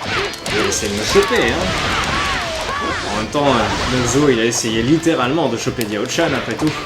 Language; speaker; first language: French; native; French